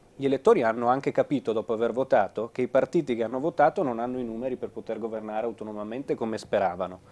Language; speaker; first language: Italian; native; Italian